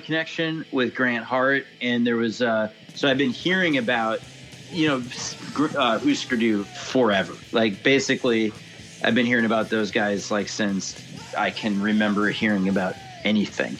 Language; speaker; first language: English; native; English